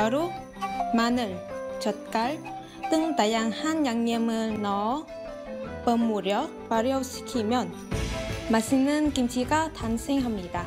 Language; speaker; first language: Korean; non-native, fluent; Vietnamese